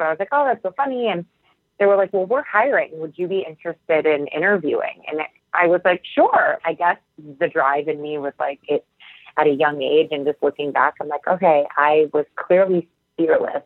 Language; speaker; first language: English; native; English